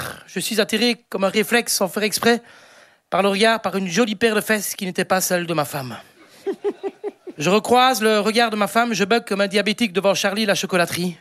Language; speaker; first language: French; native; French